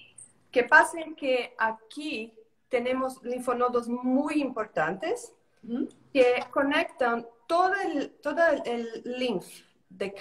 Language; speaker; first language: Spanish; non-native, learner; Portuguese